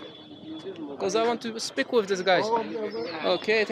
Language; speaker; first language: English; non-native, learner; French